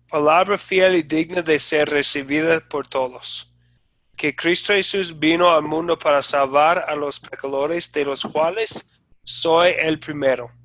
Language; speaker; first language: Spanish; non-native, fluent; English